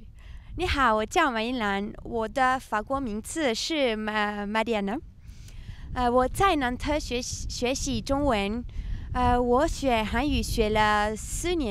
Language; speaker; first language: Chinese; non-native, learner; French